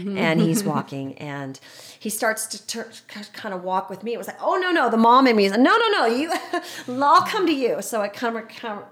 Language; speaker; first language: English; native; English